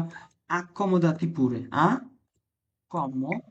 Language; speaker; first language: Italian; non-native, fluent; Bangla